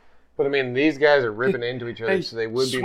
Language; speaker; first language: English; native; English